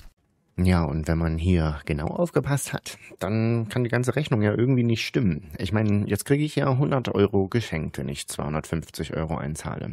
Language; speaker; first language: German; native; German